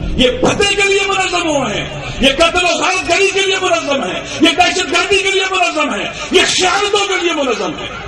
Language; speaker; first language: Urdu; non-native, local second language; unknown